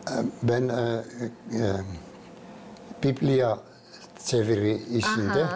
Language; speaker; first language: Turkish; non-native, fluent; Finnish